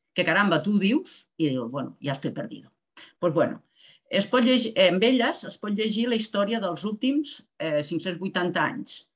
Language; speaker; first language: Catalan; non-native, local second language; Spanish